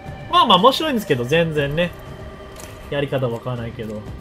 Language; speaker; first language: Japanese; non-native, fluent; English